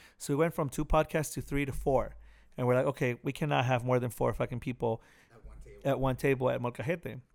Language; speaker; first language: English; early bilingual, other home language; Spanish